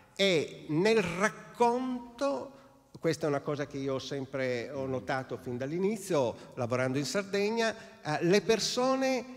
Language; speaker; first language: Italian; native; Italian